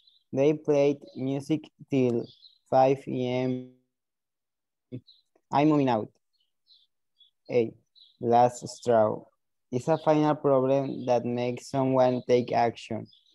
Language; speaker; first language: English; non-native, learner; Spanish